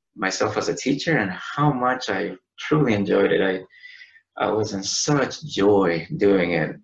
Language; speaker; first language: English; native; English